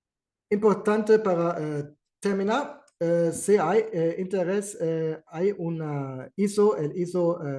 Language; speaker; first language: Spanish; non-native, fluent; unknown